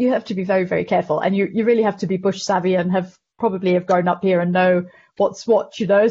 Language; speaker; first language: English; native; English